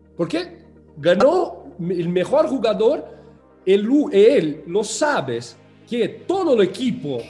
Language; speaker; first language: Spanish; non-native, learner; Portuguese